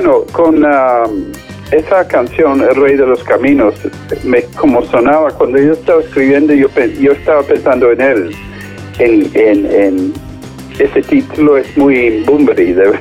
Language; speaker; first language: Spanish; non-native, fluent; English